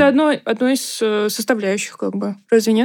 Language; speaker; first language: Russian; native; Russian